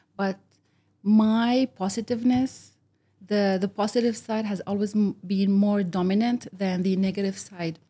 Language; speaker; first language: English; early bilingual, other home language; Arabic